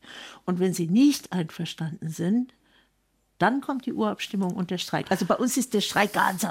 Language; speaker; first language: German; native; German